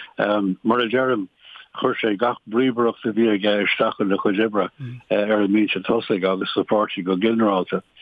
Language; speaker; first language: Irish; non-native, local second language; English